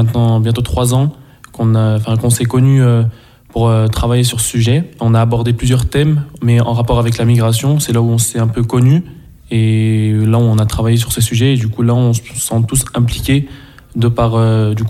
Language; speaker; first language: French; native; French